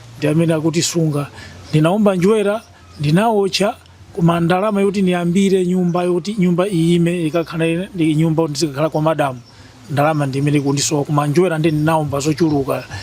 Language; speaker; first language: Nyanja; native; Nyanja